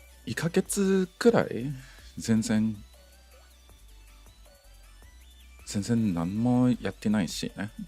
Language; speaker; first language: Japanese; non-native, learner; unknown